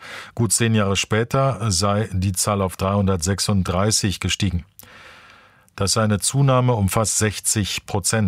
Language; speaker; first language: German; native; German